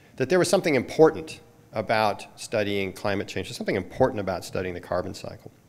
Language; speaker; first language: English; native; English